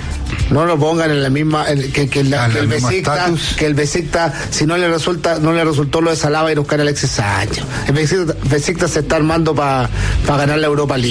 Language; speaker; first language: Spanish; native; Spanish